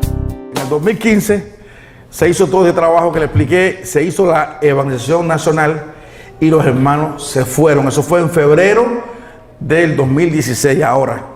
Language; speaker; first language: Spanish; native; Spanish